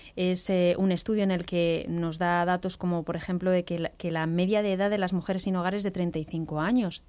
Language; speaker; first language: Spanish; native; Spanish